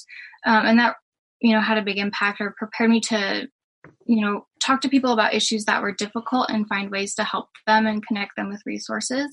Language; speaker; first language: English; native; English